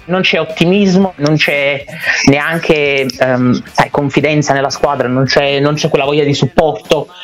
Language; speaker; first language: Italian; native; Italian